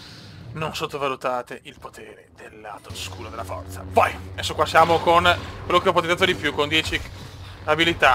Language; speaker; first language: Italian; native; Italian